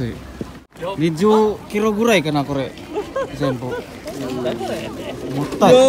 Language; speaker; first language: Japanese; non-native, learner; Filipino